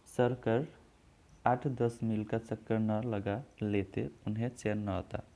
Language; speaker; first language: Hindi; non-native, local second language; Assamese